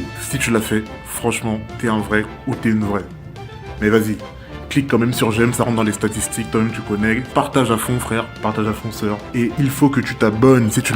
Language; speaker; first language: French; native; French